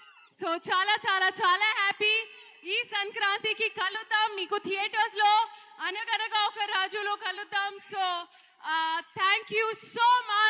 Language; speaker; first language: Telugu; non-native, learner; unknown